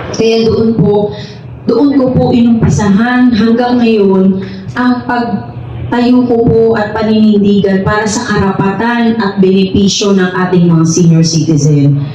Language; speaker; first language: Filipino; native; Filipino